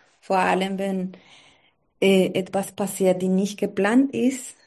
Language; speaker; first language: German; non-native, learner; Spanish